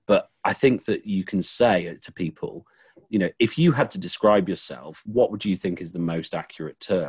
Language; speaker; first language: English; native; English